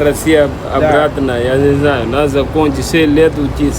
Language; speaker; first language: Russian; non-native, learner; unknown